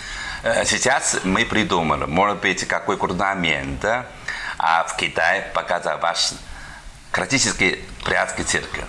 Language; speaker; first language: Russian; non-native, learner; Chinese